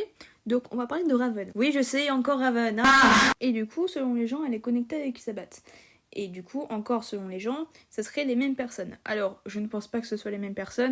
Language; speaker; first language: French; native; French